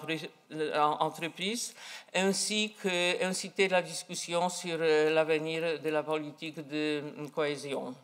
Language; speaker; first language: French; non-native, fluent; Polish